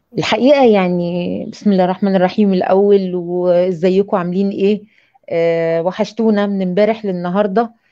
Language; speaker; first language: Arabic; native; Arabic